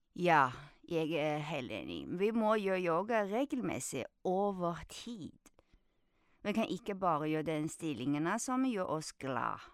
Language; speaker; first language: Norwegian; non-native, fluent; Chinese